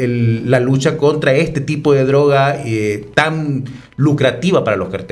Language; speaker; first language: Spanish; native; Spanish